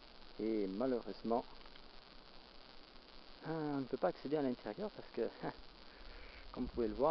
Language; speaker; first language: French; native; French